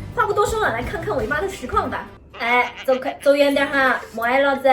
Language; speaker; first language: Chinese; native; Chinese